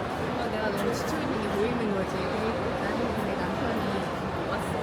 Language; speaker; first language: Korean; native; Korean